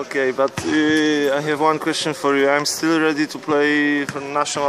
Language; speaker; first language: English; non-native, learner; Polish